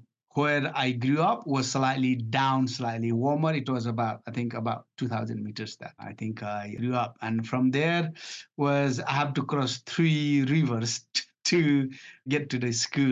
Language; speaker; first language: English; non-native, fluent; Nepali